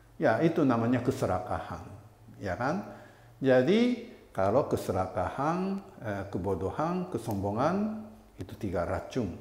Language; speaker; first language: Indonesian; non-native, fluent; Japanese